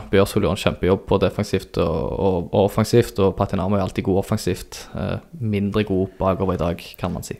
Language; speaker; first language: Norwegian; native; Norwegian